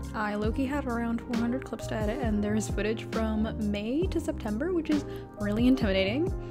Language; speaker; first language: English; native; English